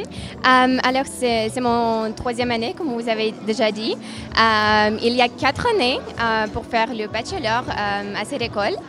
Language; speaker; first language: French; non-native, fluent; Russian